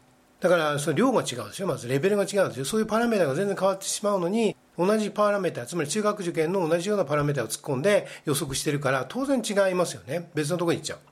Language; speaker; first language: Japanese; native; Japanese